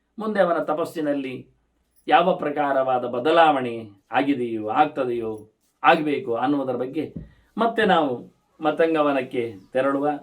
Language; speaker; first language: Kannada; native; Kannada